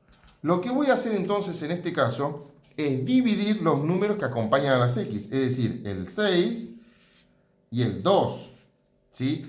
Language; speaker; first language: Spanish; native; Spanish